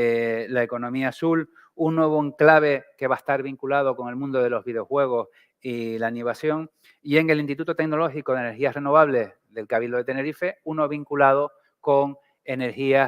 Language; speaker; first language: Spanish; native; Spanish